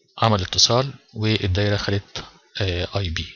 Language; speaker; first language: Arabic; native; Arabic